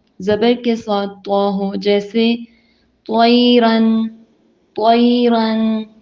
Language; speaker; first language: Urdu; native; Urdu